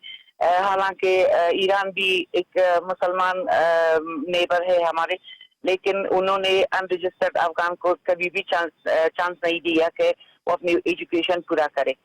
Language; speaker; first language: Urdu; non-native, fluent; Persian